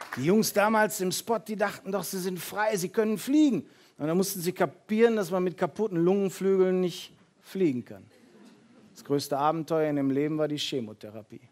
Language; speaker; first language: German; early bilingual, heritage; Dutch